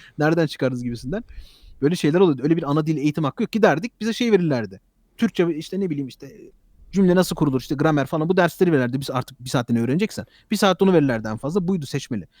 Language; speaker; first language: Turkish; early bilingual, heritage; Turkish